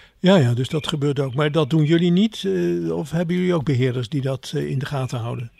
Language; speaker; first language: Dutch; native; Dutch